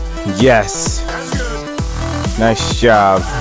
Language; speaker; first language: English; native; English